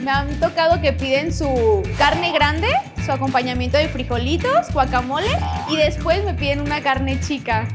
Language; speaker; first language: Spanish; native; Spanish